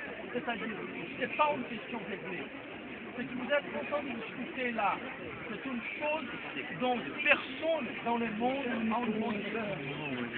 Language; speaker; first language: French; non-native, fluent; Portuguese